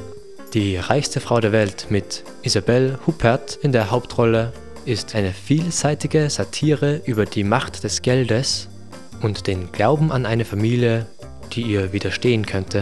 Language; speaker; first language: German; native; German